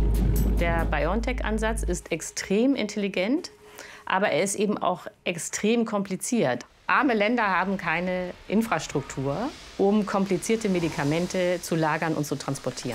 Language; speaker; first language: German; native; German